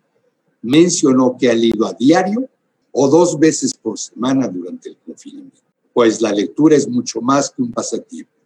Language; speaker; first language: Spanish; native; Spanish